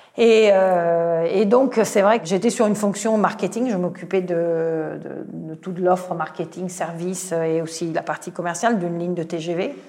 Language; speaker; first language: French; non-native, fluent; Italian